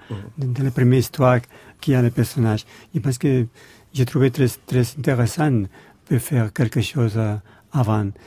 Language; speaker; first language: French; non-native, learner; Spanish